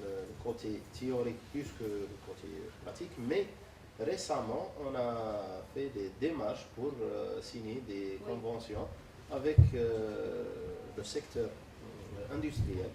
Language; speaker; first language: French; non-native, local second language; Arabic